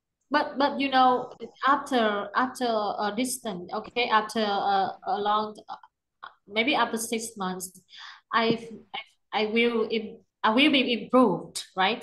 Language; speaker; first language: English; non-native, learner; Vietnamese